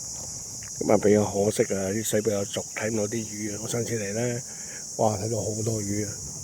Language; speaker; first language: Chinese; native; Chinese